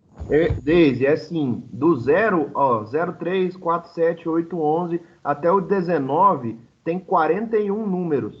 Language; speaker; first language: Portuguese; native; Portuguese